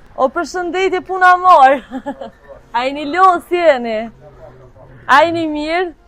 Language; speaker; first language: Albanian; native; Albanian